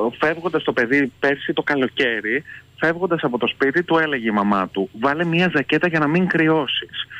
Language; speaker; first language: Greek; native; Greek